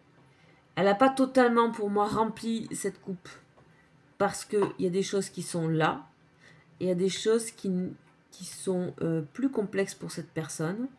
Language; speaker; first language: French; native; French